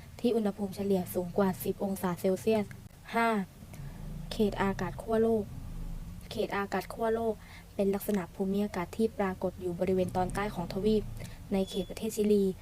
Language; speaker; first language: Thai; native; Thai